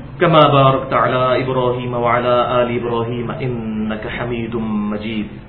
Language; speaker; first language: Urdu; non-native, local second language; Punjabi